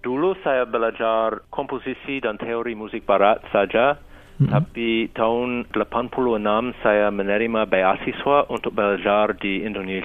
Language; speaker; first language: Indonesian; non-native, fluent; English